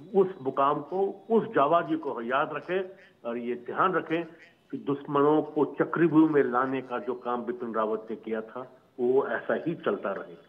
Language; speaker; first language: Hindi; native; Hindi